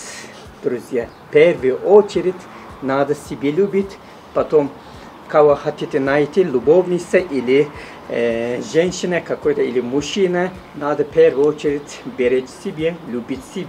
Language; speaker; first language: Russian; non-native, learner; Turkish